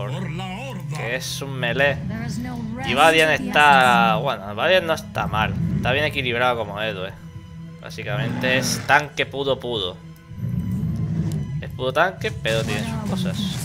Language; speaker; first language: Spanish; native; Spanish